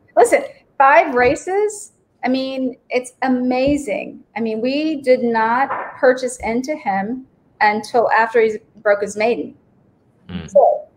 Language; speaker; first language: English; native; English